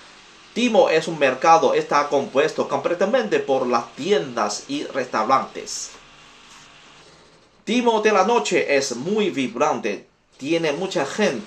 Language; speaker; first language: Spanish; non-native, learner; Chinese